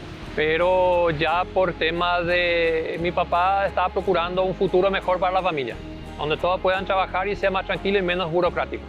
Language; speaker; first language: Spanish; early bilingual, other home language; German